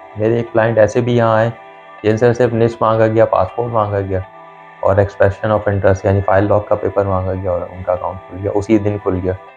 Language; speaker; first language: Urdu; non-native, local second language; Punjabi